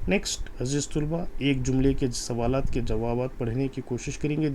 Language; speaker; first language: Urdu; non-native, local second language; Kannada